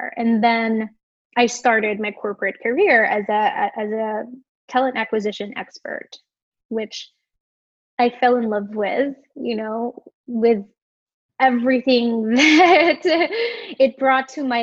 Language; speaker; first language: English; non-native, local second language; Filipino